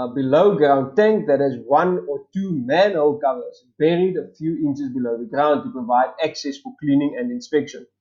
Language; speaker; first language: English; non-native, local second language; Afrikaans